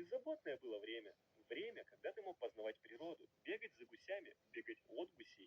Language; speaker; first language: Russian; native; Russian